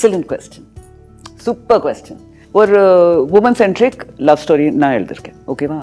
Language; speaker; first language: Tamil; early bilingual, heritage; Tamil